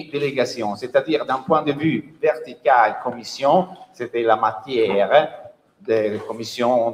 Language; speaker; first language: French; non-native, fluent; Italian